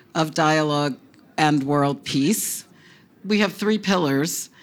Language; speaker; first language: English; early bilingual, other home language; Spanish